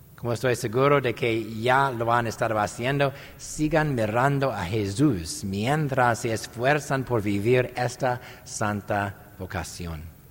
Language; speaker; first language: Spanish; non-native, fluent; English